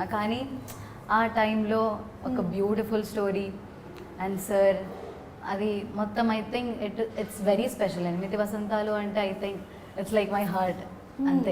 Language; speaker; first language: Telugu; non-native, learner; Malayalam